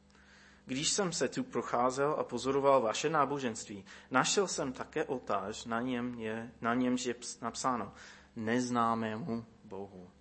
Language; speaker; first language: Czech; non-native, fluent; English